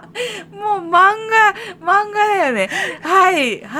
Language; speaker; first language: Japanese; native; Japanese